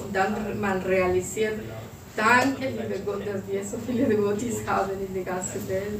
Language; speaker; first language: German; non-native, fluent; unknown